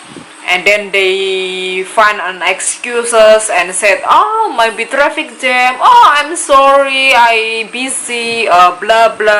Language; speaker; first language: English; non-native, learner; Indonesian